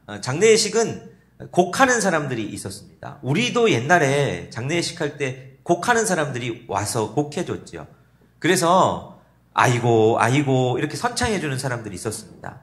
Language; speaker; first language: Korean; native; Korean